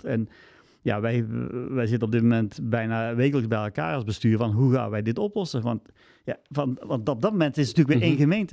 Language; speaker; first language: Dutch; native; Dutch